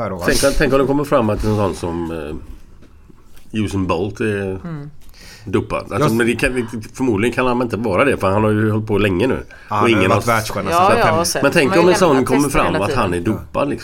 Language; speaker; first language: Swedish; native; Swedish